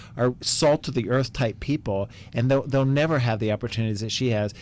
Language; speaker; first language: English; native; English